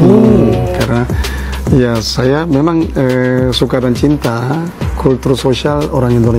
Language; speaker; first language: Indonesian; non-native, fluent; Korean